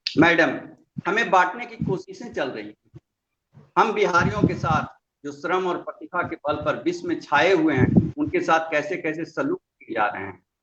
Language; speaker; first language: Hindi; non-native, local second language; Magahi